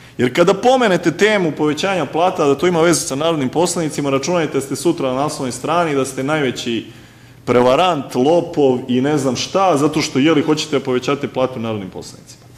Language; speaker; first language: Serbian; native; Serbian